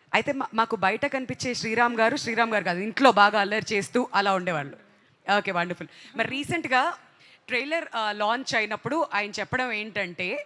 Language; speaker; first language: Telugu; native; Telugu